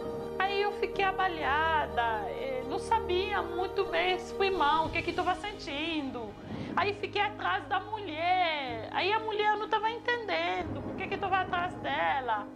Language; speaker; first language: Portuguese; non-native, fluent; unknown